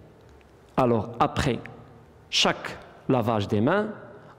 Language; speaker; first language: French; non-native, local second language; Arabic